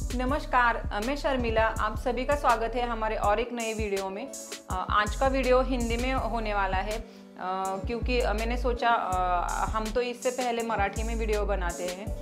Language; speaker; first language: Hindi; non-native, local second language; Marathi